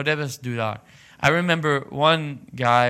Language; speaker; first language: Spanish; non-native, learner; English